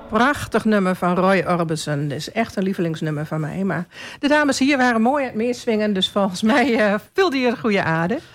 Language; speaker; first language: Dutch; native; Dutch